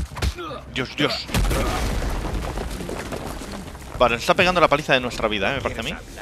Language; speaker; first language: Spanish; native; Spanish